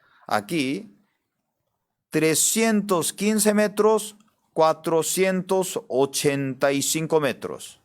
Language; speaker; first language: Spanish; non-native, fluent; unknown